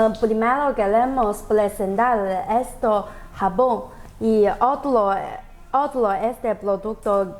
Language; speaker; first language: Spanish; non-native, learner; Chinese